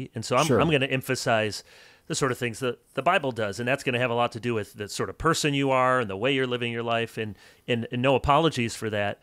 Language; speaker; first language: English; native; English